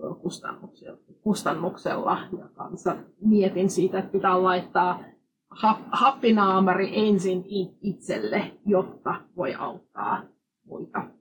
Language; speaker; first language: Finnish; non-native, fluent; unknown